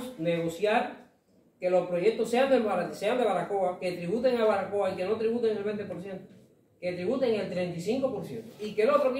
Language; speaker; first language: Spanish; native; Spanish